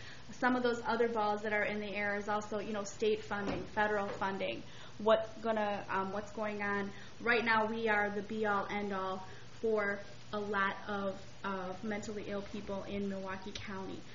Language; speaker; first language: English; native; English